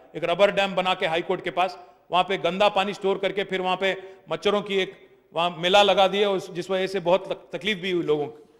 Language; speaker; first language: Hindi; non-native, local second language; Telugu